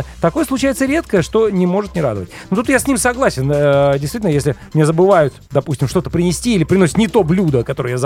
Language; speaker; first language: Russian; native; Russian